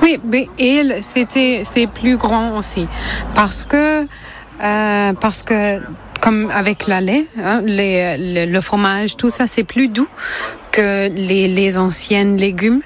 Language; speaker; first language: French; non-native, fluent; German